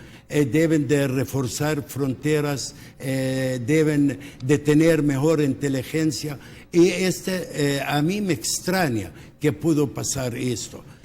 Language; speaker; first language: Spanish; early bilingual, heritage; Spanish